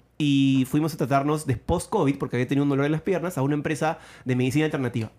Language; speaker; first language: Spanish; native; Spanish